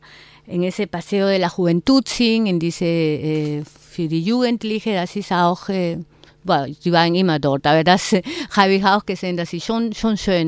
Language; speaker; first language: German; non-native, fluent; Spanish